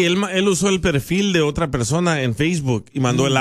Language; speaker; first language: Spanish; native; Spanish